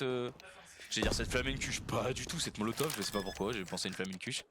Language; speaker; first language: French; native; French